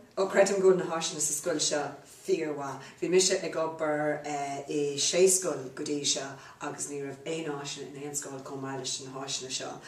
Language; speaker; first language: Irish; non-native, local second language; English